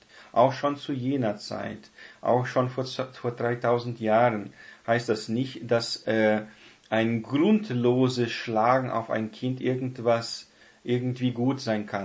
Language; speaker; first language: German; non-native, fluent; Portuguese